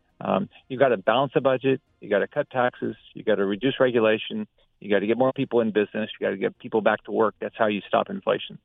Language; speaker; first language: English; native; English